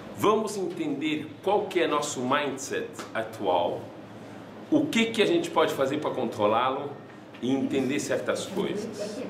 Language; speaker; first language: Portuguese; non-native, fluent; French